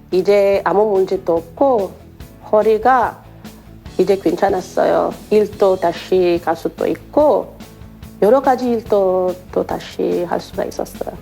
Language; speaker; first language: Korean; non-native, learner; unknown